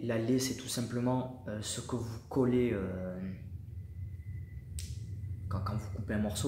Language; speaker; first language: French; native; French